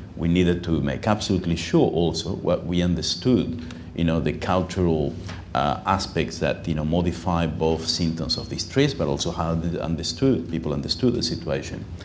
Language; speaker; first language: English; non-native, fluent; Spanish